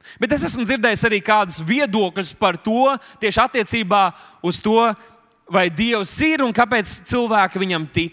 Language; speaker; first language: Latvian; native; Latvian